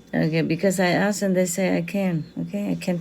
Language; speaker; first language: English; non-native, fluent; Vietnamese